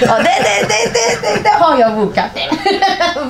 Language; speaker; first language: Swedish; non-native, fluent; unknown